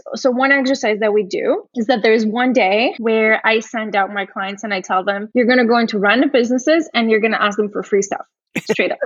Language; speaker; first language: English; early bilingual, other home language; Portuguese